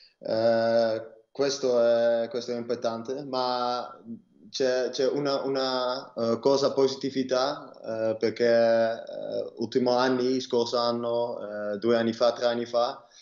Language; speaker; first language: Italian; non-native, learner; Dutch